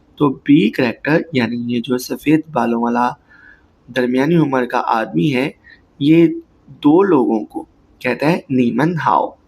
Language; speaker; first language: Urdu; native; Urdu